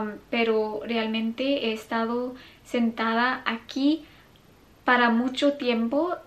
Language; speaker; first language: Spanish; non-native, fluent; English